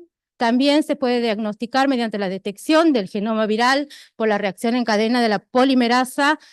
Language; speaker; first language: Spanish; native; Spanish